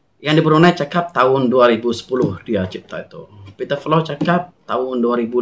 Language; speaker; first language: Malay; non-native, local second language; Iban